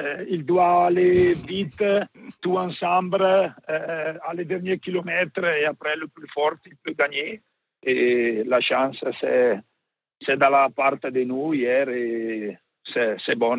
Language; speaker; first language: French; non-native, learner; Italian